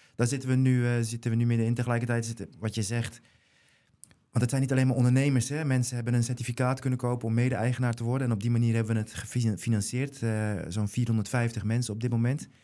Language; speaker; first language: Dutch; native; Dutch